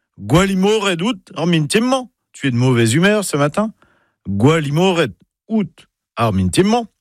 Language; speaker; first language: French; native; French